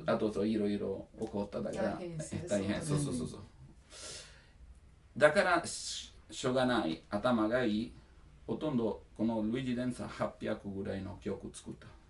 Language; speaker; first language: Japanese; non-native, learner; Italian